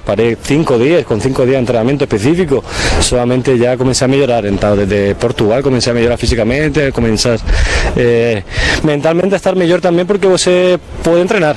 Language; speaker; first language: Portuguese; non-native, fluent; Spanish